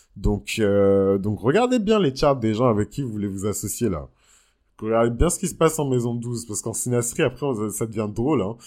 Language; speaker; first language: French; native; French